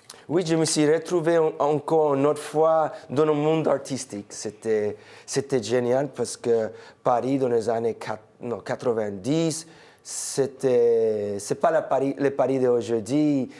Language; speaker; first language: French; non-native, fluent; English